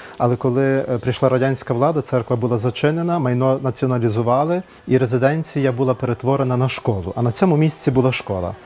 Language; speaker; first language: Ukrainian; native; Ukrainian